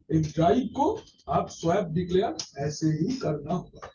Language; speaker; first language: Hindi; non-native, local second language; Bangla